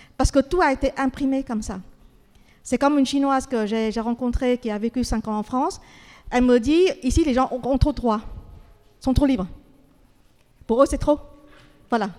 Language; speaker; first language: French; non-native, fluent; Vietnamese